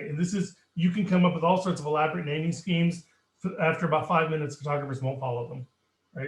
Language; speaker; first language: English; native; English